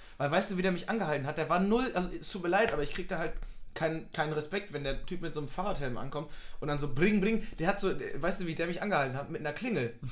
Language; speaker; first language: German; native; German